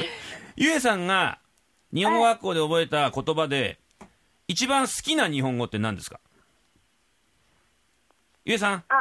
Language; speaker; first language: Japanese; native; Japanese